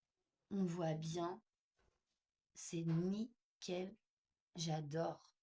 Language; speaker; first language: French; native; French